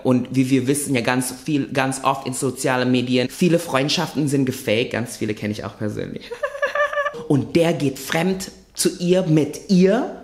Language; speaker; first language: German; native; German